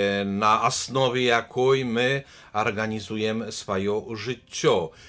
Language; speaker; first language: Polish; non-native, learner; Belarusian